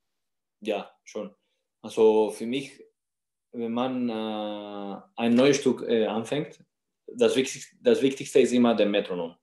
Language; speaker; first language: German; non-native, fluent; Spanish